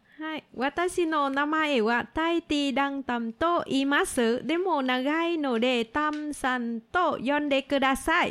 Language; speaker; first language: Japanese; non-native, learner; Vietnamese